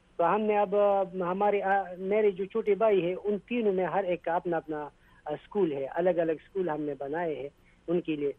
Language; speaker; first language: Urdu; non-native, local second language; Pashto